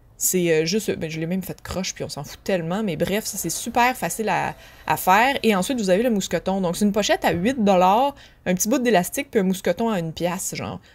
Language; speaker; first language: French; native; French